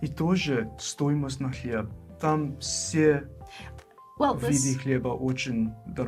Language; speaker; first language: Russian; non-native, fluent; English